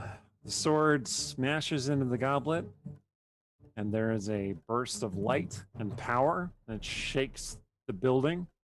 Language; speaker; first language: English; native; English